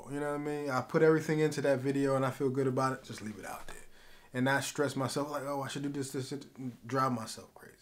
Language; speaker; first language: English; native; English